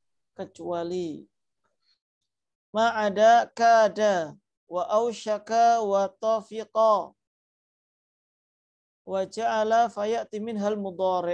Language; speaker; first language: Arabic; non-native, fluent; Indonesian